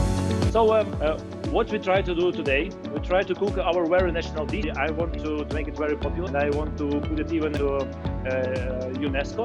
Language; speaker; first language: English; non-native, fluent; Ukrainian